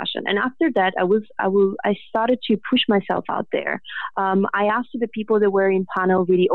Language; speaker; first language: English; non-native, fluent; Italian